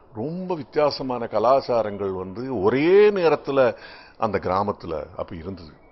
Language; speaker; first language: Tamil; native; Tamil